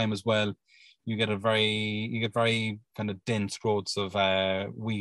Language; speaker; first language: English; native; English